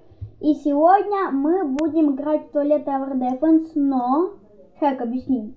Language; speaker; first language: Russian; native; Russian